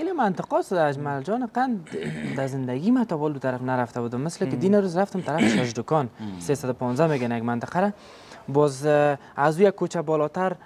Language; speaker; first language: Persian; native; Persian